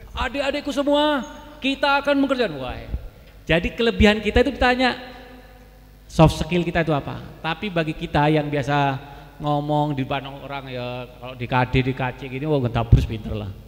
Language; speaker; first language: Indonesian; native; Indonesian